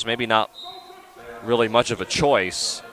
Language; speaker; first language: English; native; English